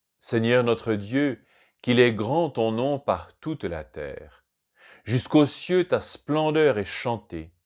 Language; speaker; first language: French; native; French